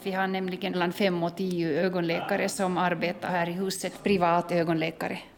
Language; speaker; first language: Swedish; non-native, fluent; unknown